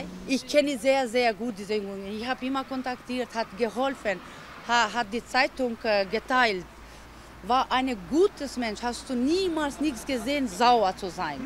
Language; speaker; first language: German; non-native, learner; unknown